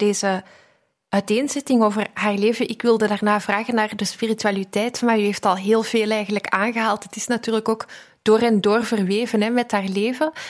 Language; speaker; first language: Dutch; native; Dutch